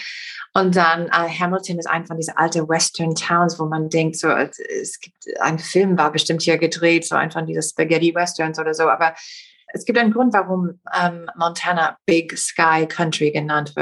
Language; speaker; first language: German; non-native, fluent; English